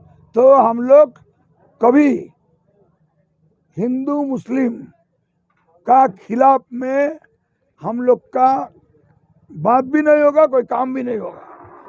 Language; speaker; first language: Hindi; non-native, local second language; Bangla